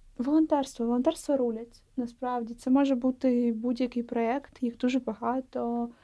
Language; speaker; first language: Ukrainian; non-native, local second language; Russian